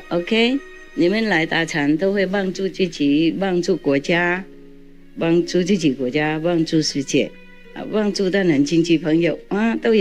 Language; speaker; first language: Chinese; non-native, fluent; Vietnamese